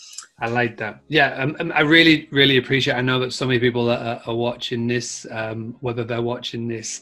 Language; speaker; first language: English; native; English